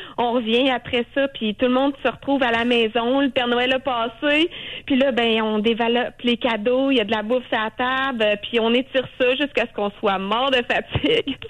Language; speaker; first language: French; native; French